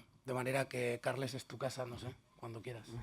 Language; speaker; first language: Spanish; native; Spanish